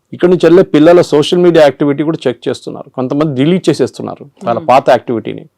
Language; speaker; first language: Telugu; non-native, local second language; Malayalam